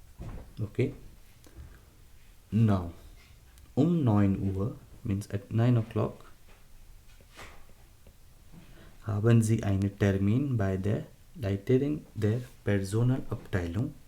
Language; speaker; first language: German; non-native, learner; Hindi